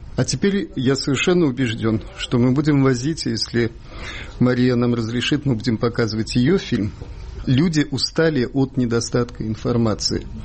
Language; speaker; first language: Russian; native; Russian